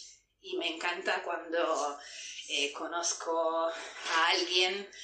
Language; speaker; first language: Spanish; non-native, fluent; Italian